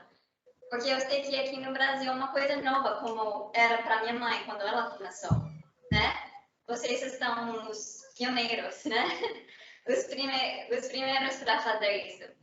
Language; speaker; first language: Portuguese; early bilingual, heritage; English